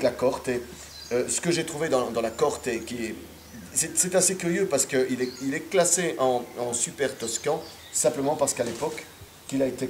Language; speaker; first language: French; native; French